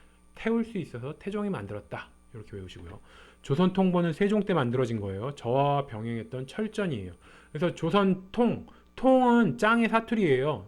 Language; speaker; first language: Korean; native; Korean